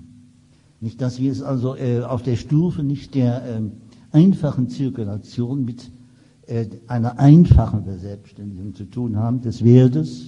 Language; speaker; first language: German; native; German